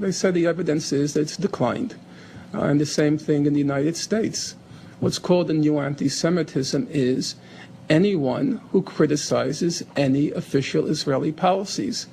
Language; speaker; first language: English; native; English